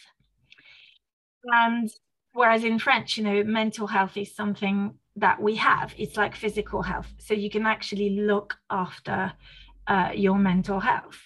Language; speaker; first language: English; non-native, fluent; French